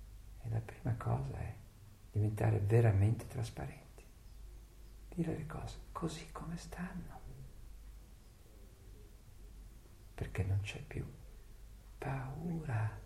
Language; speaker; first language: Italian; native; Italian